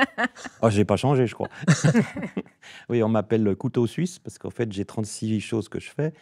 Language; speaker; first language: French; native; French